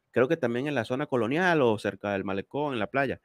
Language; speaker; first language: Spanish; native; Spanish